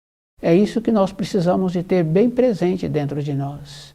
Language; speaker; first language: Portuguese; native; Portuguese